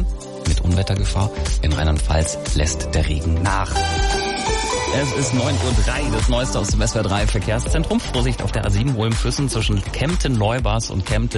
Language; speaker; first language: German; native; German